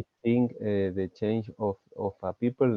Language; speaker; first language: English; non-native, learner; Spanish